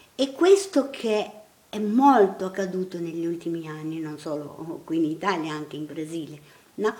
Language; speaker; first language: Italian; non-native, fluent; Portuguese